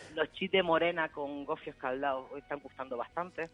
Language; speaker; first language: Spanish; native; Spanish